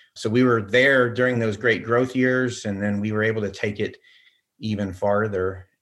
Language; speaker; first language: English; native; English